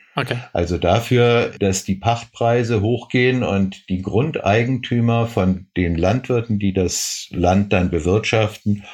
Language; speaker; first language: German; native; German